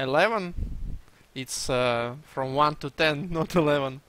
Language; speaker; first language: English; non-native, learner; Russian